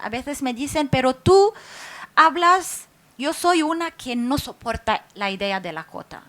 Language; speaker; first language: Spanish; non-native, fluent; Arabic